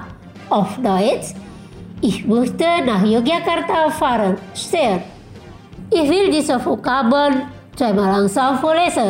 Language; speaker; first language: German; non-native, learner; Indonesian